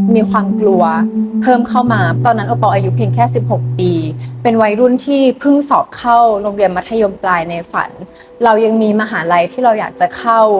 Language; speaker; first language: Thai; native; Thai